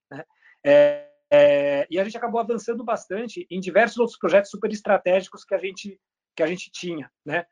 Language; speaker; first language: Portuguese; early bilingual, other home language; Spanish